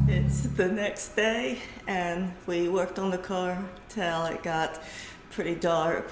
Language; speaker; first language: English; native; English